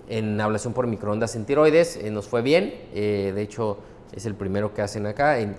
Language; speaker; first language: Spanish; native; Spanish